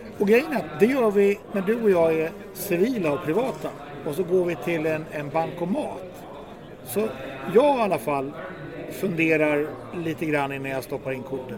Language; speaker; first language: Swedish; native; Swedish